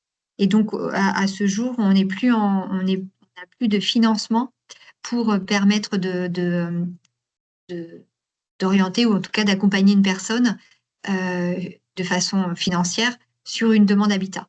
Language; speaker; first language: French; native; French